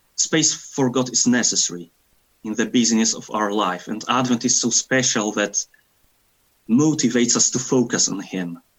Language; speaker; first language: English; non-native, fluent; Polish